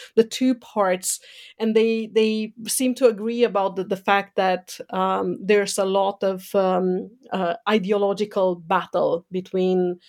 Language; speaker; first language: English; non-native, fluent; Romanian